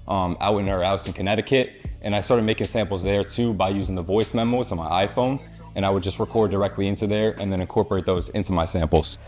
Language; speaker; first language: English; native; English